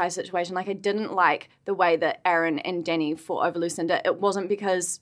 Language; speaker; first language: English; native; English